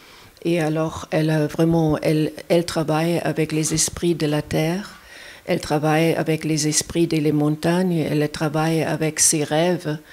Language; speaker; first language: French; non-native, fluent; German